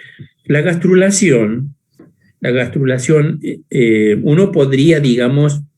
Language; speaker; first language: Spanish; native; Spanish